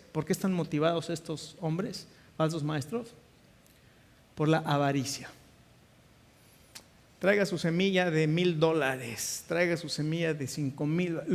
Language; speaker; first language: Spanish; native; Spanish